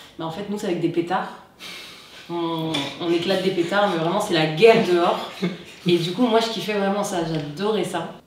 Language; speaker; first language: French; non-native, local second language; Arabic